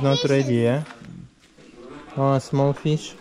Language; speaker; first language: English; non-native, learner; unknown